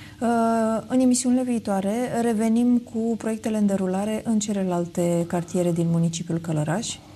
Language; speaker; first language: Romanian; native; Romanian